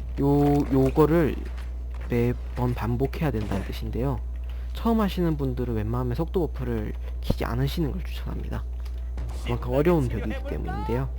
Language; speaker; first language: Korean; native; Korean